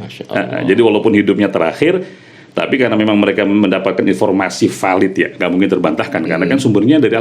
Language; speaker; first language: Indonesian; native; Indonesian